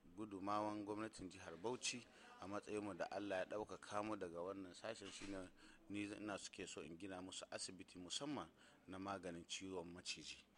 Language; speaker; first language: Hausa; non-native, local second language; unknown